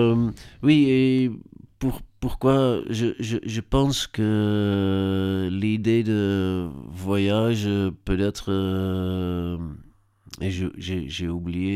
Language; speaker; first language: French; non-native, learner; Dutch